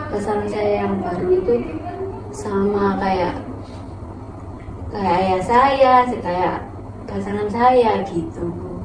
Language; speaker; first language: Indonesian; native; Indonesian